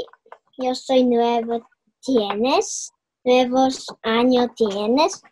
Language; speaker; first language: Spanish; non-native, learner; Korean